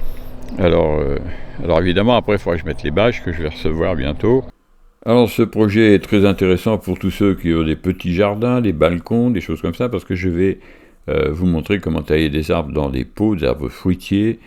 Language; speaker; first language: French; native; French